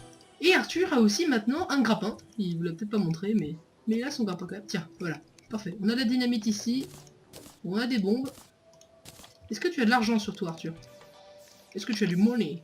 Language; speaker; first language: French; native; French